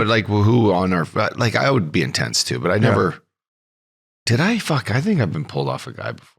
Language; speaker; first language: English; native; English